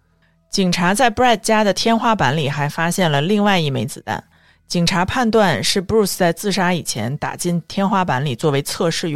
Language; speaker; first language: Chinese; native; Chinese